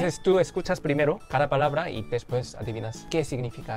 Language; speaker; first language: Spanish; non-native, fluent; Korean